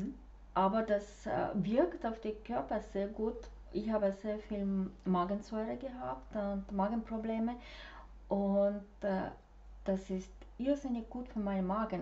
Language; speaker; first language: German; non-native, fluent; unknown